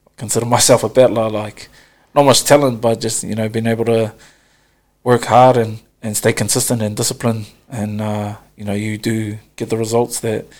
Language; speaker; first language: English; native; English